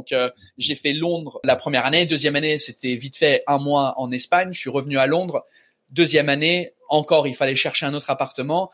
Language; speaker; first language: French; early bilingual, other home language; English